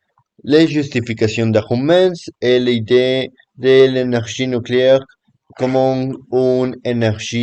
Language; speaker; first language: French; non-native, learner; Spanish